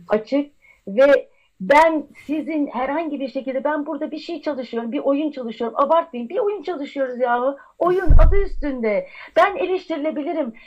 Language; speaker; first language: Turkish; native; Turkish